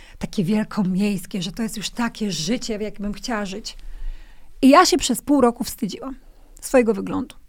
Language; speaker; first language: Polish; native; Polish